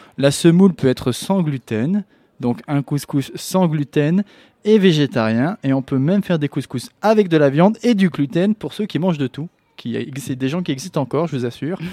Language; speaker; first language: French; native; French